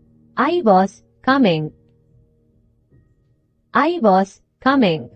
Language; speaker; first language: English; non-native, fluent; Urdu